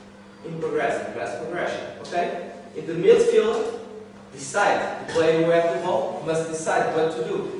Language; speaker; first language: English; non-native, learner; Portuguese